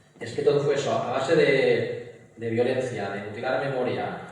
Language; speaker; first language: Spanish; native; Spanish